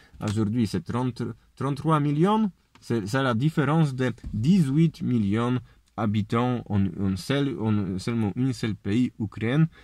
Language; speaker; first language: French; non-native, learner; Polish